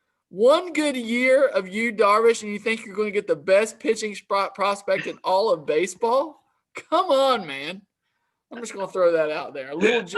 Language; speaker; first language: English; native; English